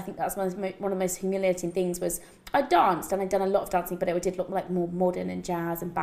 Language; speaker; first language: English; native; English